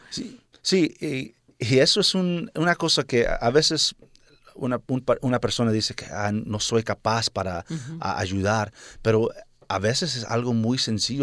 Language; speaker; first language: Spanish; early bilingual, heritage; Spanish